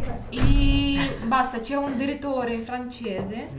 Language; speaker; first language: Italian; non-native, fluent; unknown